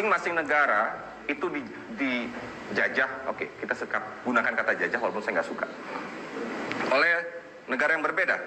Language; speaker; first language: Indonesian; native; Indonesian